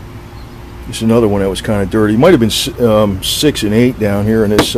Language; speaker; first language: English; native; English